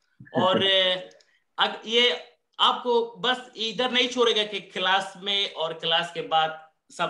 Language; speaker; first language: Hindi; non-native, learner; Persian